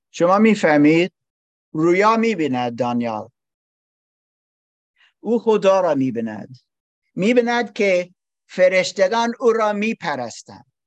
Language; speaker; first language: Persian; non-native, learner; English